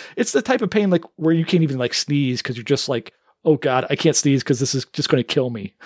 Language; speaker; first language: English; native; English